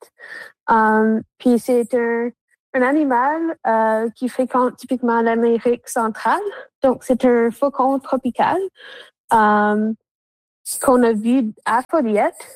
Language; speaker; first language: French; native; French